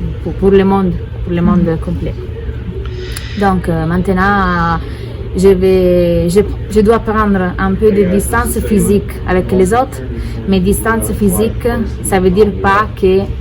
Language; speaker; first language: French; non-native, fluent; Italian